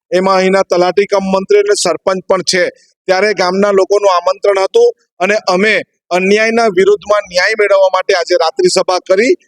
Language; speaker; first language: Gujarati; native; Gujarati